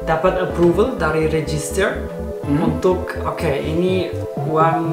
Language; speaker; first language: Indonesian; non-native, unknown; German